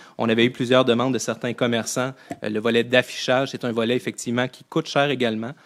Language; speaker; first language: French; native; French